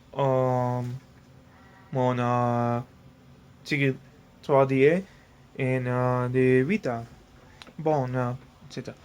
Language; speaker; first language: French; non-native, learner; Spanish